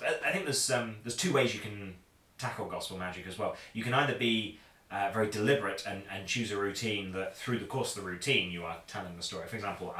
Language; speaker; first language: English; native; English